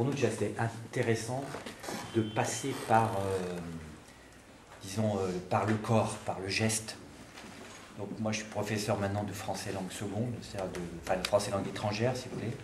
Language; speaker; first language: French; native; French